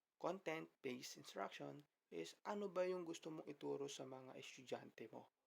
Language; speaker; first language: Filipino; non-native, local second language; Iloko